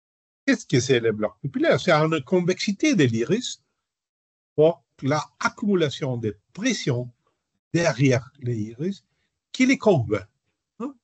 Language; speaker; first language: French; non-native, learner; Spanish